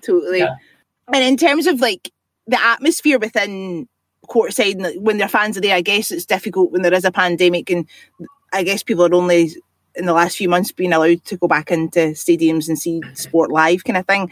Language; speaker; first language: English; native; English